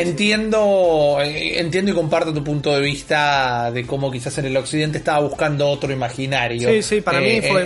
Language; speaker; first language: Spanish; native; Spanish